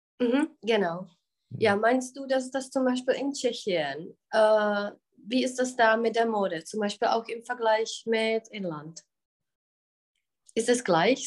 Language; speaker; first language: German; non-native, fluent; Czech